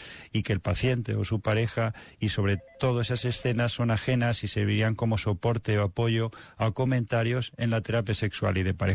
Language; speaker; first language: Spanish; native; Spanish